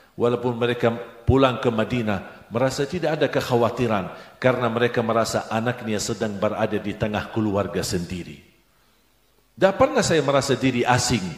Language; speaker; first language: Indonesian; non-native, fluent; Arabic